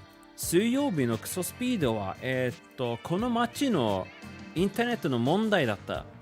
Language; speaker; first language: Japanese; non-native, learner; English